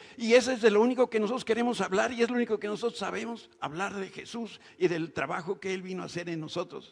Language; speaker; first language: Spanish; native; Spanish